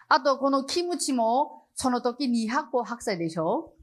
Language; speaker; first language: Japanese; non-native, learner; Chinese